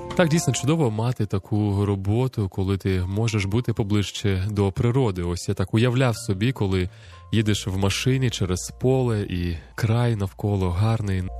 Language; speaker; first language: Ukrainian; non-native, local second language; Russian